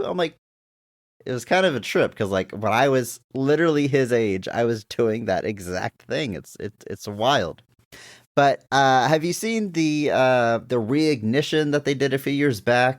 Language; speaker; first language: English; native; English